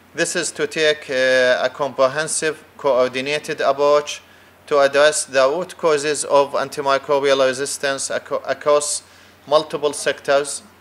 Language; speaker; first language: English; non-native, fluent; Arabic